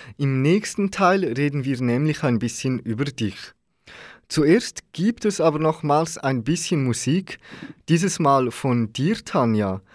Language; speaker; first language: German; native; German